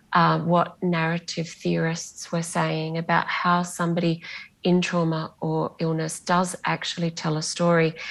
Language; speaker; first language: English; non-native, local second language; Greek